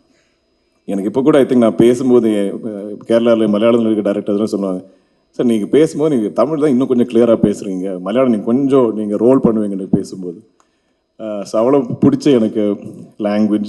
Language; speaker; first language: Tamil; non-native, local second language; Malayalam